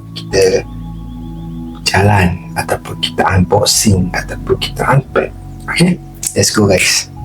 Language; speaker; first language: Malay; native; Malay